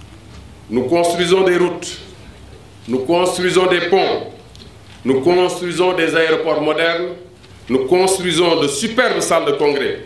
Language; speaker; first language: French; non-native, local second language; Wolof